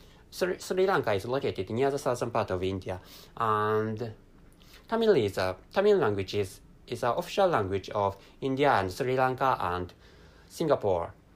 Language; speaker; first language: English; non-native, fluent; Japanese